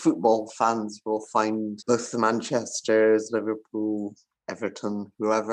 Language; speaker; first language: English; native; English